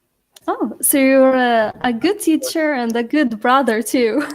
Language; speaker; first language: English; non-native, fluent; Arabic